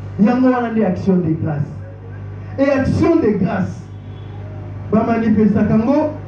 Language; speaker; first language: Lingala; native; Lingala